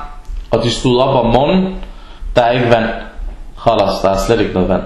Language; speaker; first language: Danish; early bilingual, other home language; Arabic